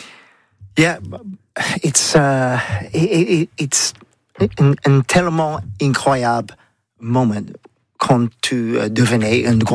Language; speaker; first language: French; non-native, learner; English